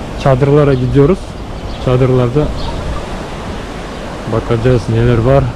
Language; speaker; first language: Turkish; non-native, learner; Bashkir